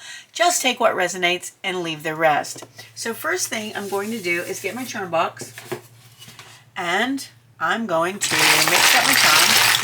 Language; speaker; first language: English; native; English